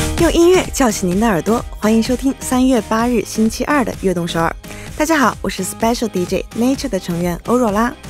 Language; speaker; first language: Chinese; native; Chinese